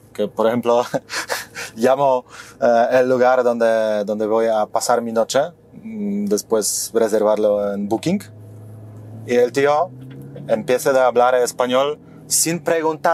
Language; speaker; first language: Spanish; non-native, fluent; Polish